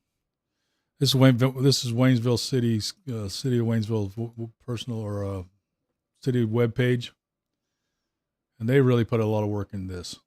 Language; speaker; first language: English; native; English